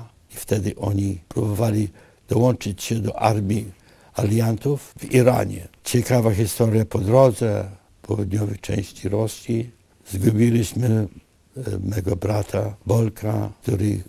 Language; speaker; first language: Polish; early bilingual, other home language; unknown